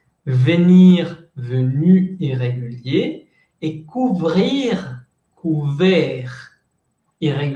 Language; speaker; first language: French; non-native, fluent; Spanish